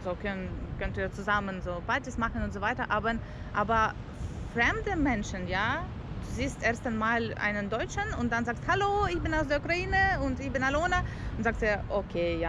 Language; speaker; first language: German; non-native, learner; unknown